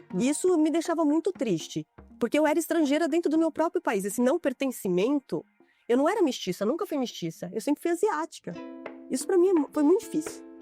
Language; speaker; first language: Portuguese; native; Portuguese